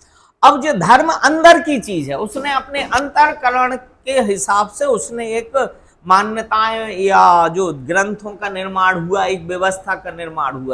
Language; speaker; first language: Hindi; native; Hindi